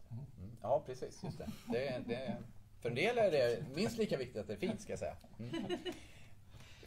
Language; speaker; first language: Swedish; native; Swedish